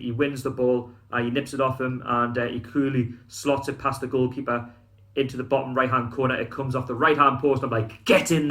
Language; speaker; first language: English; native; English